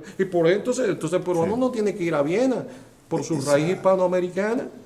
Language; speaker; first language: Spanish; native; Spanish